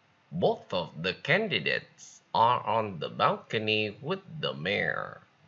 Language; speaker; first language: English; non-native, fluent; Vietnamese